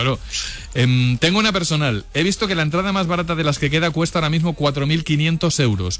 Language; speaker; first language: Spanish; native; Spanish